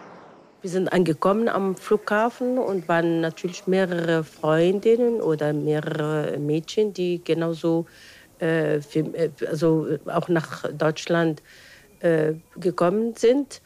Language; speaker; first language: German; non-native, fluent; Arabic